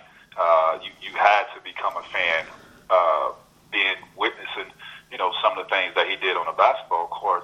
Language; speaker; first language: English; native; English